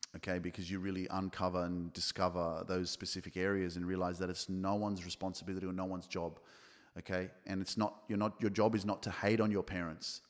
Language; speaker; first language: English; early bilingual, other home language; Polish